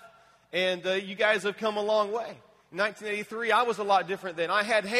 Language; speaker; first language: English; native; English